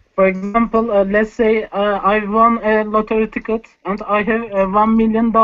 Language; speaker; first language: English; non-native, learner; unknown